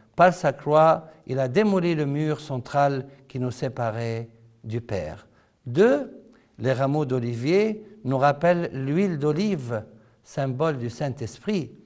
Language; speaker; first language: French; non-native, fluent; Arabic